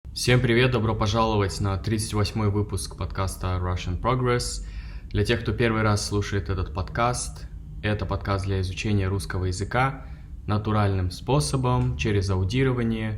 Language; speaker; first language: Russian; native; Russian